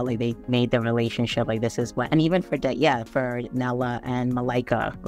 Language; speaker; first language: English; native; English